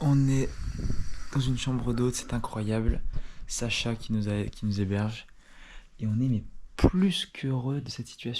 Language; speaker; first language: French; native; French